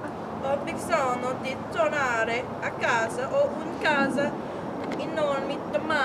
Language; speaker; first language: Italian; non-native, learner; English